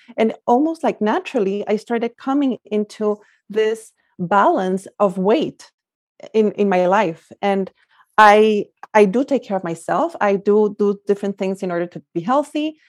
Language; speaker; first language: English; non-native, fluent; Spanish